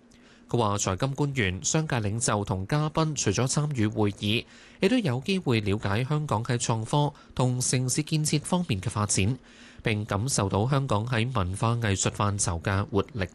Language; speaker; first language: Chinese; non-native, local second language; Cantonese